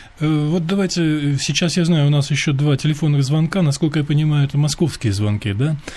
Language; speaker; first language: Russian; native; Russian